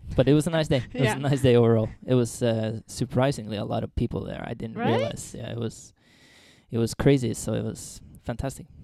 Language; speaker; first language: English; non-native, fluent; Finnish